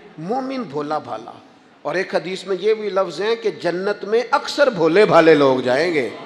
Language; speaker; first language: Urdu; non-native, local second language; Punjabi